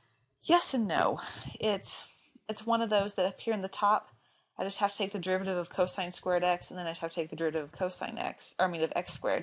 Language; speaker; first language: English; native; English